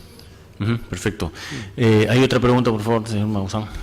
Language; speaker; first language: Spanish; native; Spanish